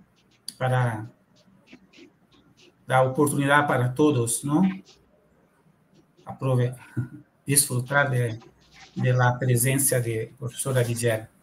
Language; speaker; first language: Spanish; non-native, fluent; Portuguese